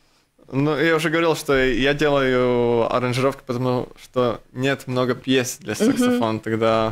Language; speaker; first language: Russian; non-native, local second language; Latvian